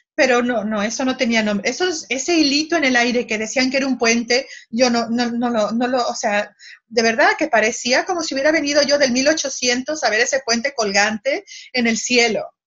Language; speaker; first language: Spanish; native; Spanish